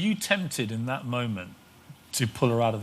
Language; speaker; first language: English; native; English